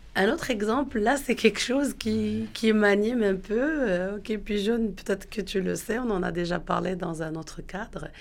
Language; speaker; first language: French; non-native, local second language; Arabic